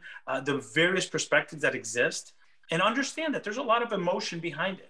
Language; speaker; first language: English; early bilingual, other home language; Spanish